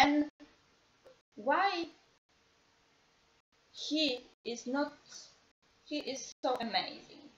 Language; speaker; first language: English; non-native, learner; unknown